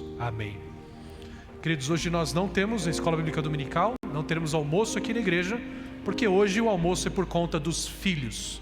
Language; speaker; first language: Portuguese; native; Portuguese